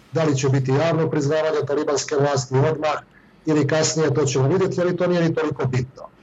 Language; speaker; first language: Serbian; native; Serbian